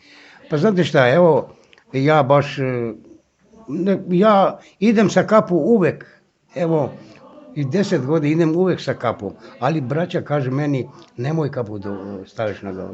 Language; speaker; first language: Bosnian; non-native, local second language; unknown